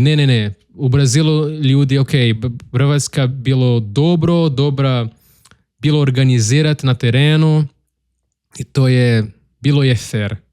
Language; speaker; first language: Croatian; non-native, learner; Portuguese